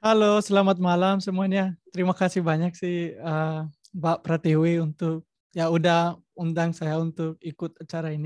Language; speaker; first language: Indonesian; non-native, learner; Spanish